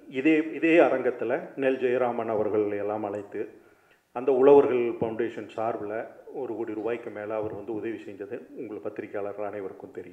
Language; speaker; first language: Tamil; native; Tamil